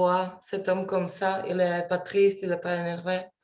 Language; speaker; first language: French; non-native, learner; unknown